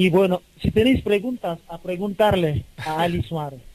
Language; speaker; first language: Spanish; non-native, learner; Wolof